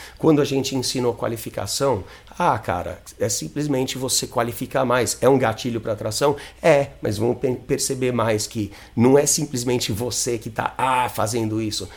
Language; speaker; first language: Portuguese; non-native, fluent; English